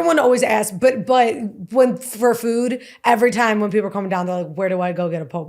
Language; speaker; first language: English; native; English